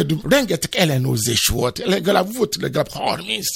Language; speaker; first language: Hungarian; non-native, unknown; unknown